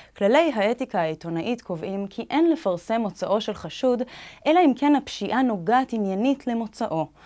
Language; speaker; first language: Hebrew; native; Hebrew